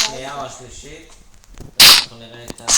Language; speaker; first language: Hebrew; native; Hebrew